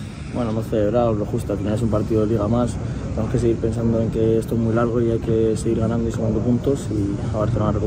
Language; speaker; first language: Spanish; native; Spanish